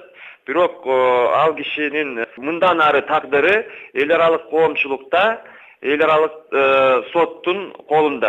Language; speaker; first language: Kyrgyz; native; Kyrgyz